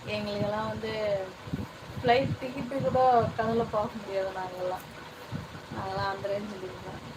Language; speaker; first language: Tamil; non-native, local second language; Telugu